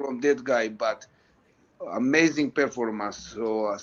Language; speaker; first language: English; non-native, learner; Georgian